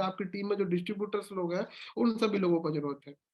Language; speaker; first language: Hindi; native; Hindi